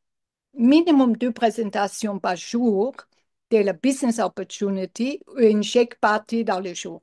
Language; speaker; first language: French; non-native, learner; English